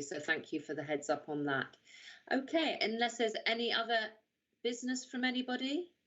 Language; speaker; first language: English; native; English